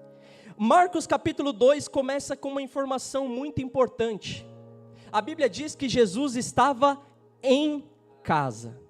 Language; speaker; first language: Portuguese; native; Portuguese